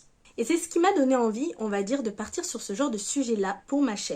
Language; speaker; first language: French; native; French